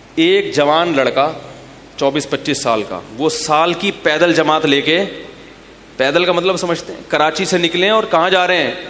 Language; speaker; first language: Urdu; native; Urdu